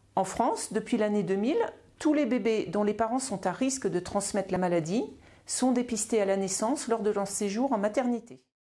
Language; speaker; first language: French; native; French